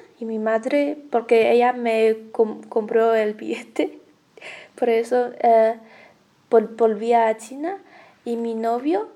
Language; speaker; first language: Spanish; non-native, learner; Chinese